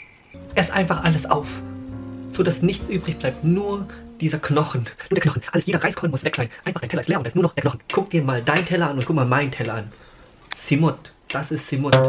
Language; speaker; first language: German; early bilingual, other home language; Filipino